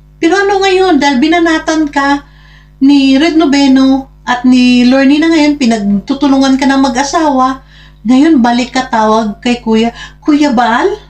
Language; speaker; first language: Filipino; non-native, local second language; Hiligaynon